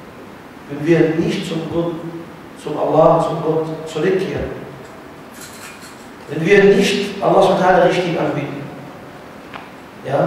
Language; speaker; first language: German; non-native, fluent; Arabic